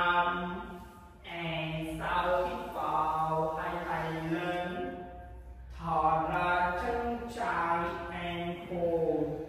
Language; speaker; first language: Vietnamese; non-native, learner; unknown